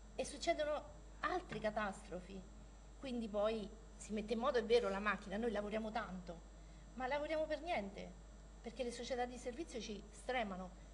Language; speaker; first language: Italian; native; Italian